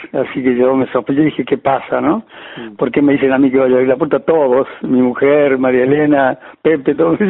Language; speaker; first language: Spanish; native; Spanish